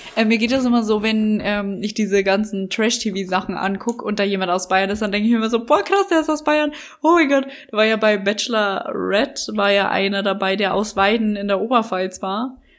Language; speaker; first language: German; native; German